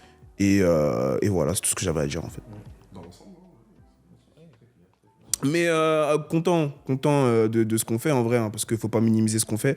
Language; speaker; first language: French; native; French